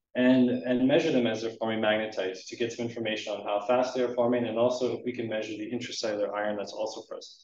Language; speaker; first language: English; native; English